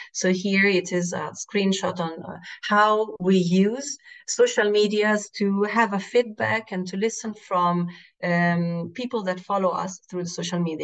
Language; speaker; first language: English; non-native, fluent; Italian